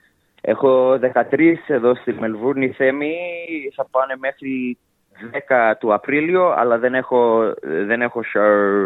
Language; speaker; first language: Greek; early bilingual, heritage; English